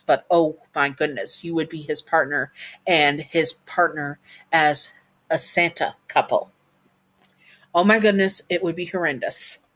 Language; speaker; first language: English; native; English